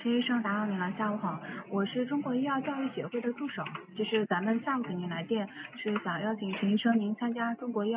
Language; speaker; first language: Chinese; native; Chinese